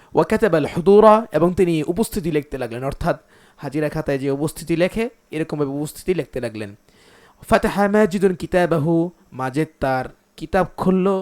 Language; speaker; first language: Bangla; native; Bangla